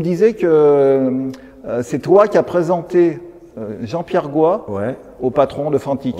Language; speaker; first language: French; native; French